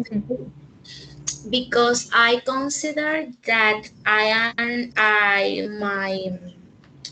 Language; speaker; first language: English; non-native, learner; Spanish